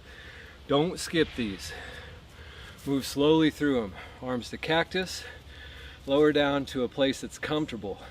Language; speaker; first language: English; native; English